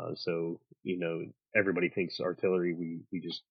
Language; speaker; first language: English; native; English